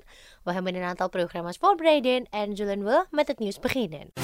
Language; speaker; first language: Dutch; non-native, fluent; Indonesian